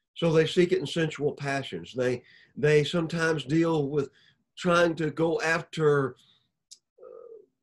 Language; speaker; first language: English; native; English